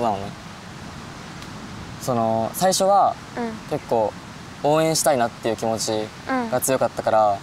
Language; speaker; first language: Japanese; native; Japanese